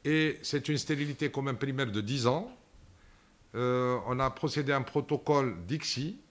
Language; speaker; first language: French; non-native, local second language; Arabic